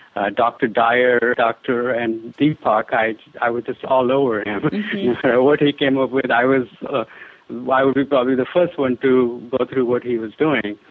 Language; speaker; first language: English; non-native, local second language; Hindi